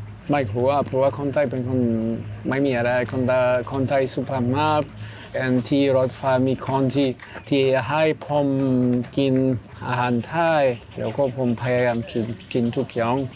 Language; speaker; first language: Thai; non-native, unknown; French